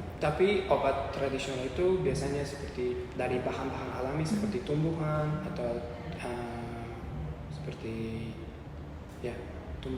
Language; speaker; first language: Indonesian; non-native, learner; Uzbek